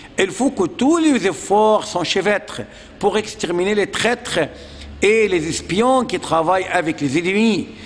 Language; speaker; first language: French; non-native, fluent; Arabic